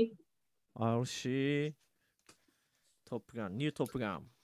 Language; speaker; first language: English; non-native, learner; Japanese